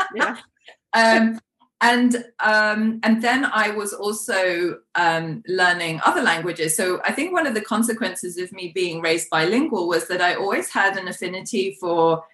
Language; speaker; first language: English; non-native, local second language; Polish